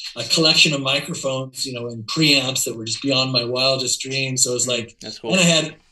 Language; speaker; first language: English; native; English